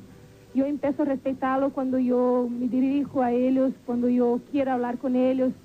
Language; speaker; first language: Spanish; non-native, fluent; Portuguese